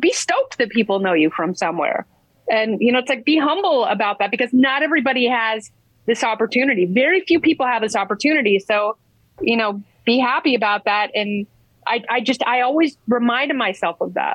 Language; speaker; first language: English; native; English